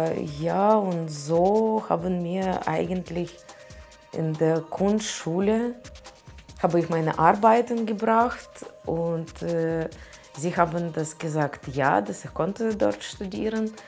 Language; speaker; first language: German; non-native, learner; Russian